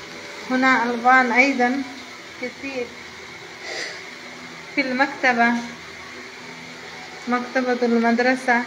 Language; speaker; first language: Arabic; non-native, learner; Bangla